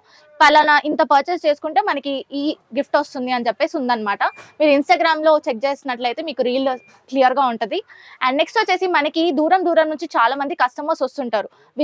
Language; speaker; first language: Telugu; native; Telugu